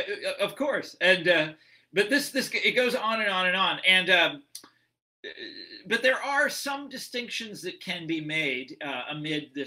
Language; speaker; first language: English; native; English